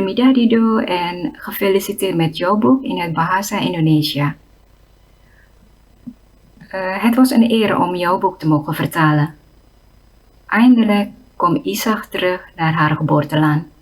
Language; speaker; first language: Dutch; non-native, fluent; Indonesian